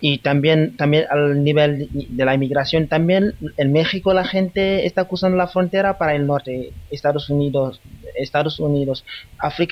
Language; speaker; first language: Spanish; non-native, fluent; Wolof